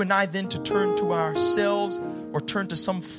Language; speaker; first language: English; native; English